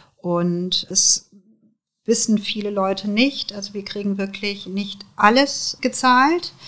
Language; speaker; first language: German; early bilingual, other home language; Serbian